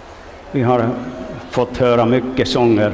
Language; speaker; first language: Swedish; non-native, local second language; Finnish